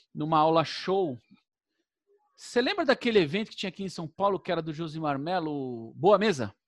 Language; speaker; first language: Portuguese; native; Portuguese